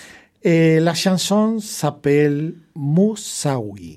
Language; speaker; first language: French; non-native, fluent; Spanish